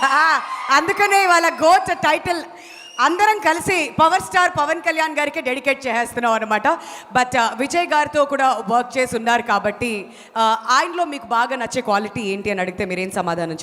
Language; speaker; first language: Telugu; native; Telugu